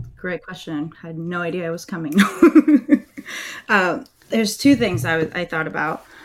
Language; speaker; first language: English; early bilingual, other home language; Spanish